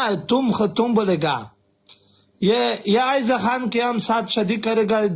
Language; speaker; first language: Hindi; non-native, learner; Pashto